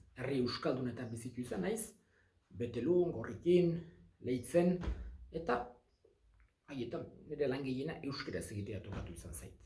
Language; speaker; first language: Basque; native; Basque